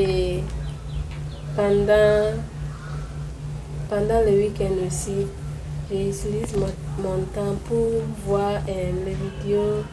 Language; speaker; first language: French; non-native, learner; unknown